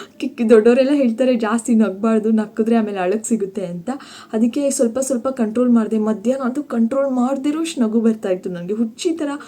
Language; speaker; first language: Kannada; non-native, local second language; Tulu